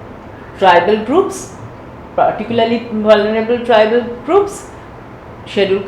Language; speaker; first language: English; non-native, local second language; Bangla